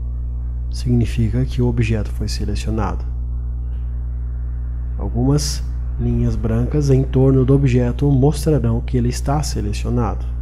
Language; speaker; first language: Portuguese; native; Portuguese